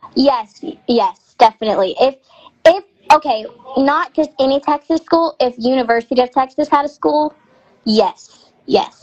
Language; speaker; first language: English; native; English